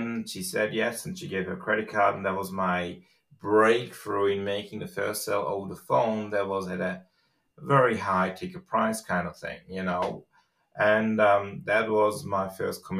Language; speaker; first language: English; non-native, fluent; Swiss German